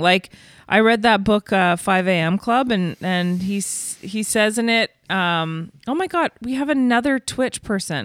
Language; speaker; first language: English; native; English